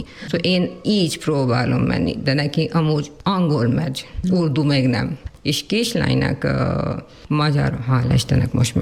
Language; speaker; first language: Hungarian; non-native, learner; Urdu